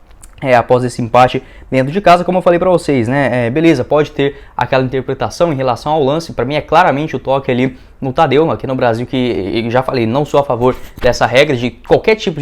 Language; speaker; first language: Portuguese; native; Portuguese